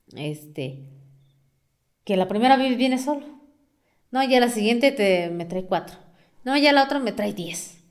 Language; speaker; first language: Spanish; non-native, local second language; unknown